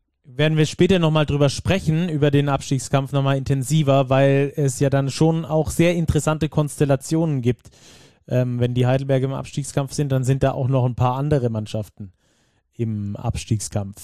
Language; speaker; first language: German; native; German